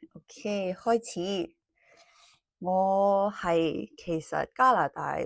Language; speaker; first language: Cantonese; early bilingual, heritage; English